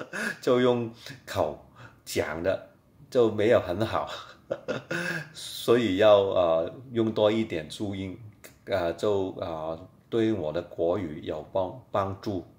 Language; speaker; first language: Chinese; non-native, fluent; Cantonese